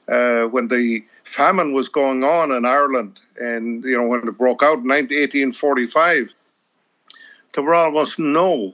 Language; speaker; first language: English; native; English